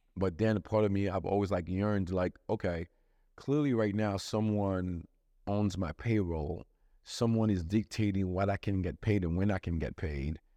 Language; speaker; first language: English; non-native, fluent; Haitian Creole